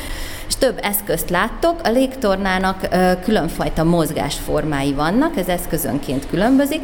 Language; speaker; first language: Hungarian; native; Hungarian